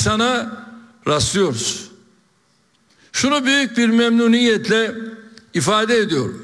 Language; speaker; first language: Turkish; native; Turkish